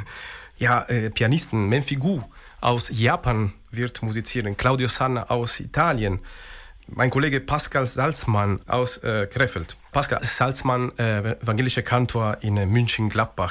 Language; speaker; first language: German; non-native, fluent; Italian